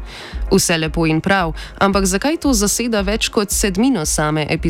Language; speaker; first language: Slovenian; native; Slovenian